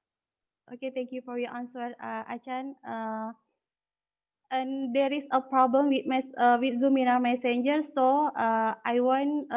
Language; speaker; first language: English; non-native, learner; Indonesian